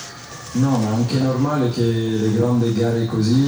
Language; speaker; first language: Italian; non-native, fluent; French